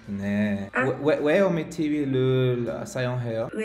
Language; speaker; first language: Korean; non-native, learner; Spanish